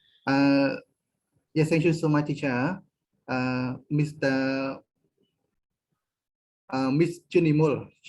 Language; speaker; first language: English; non-native, learner; Khmer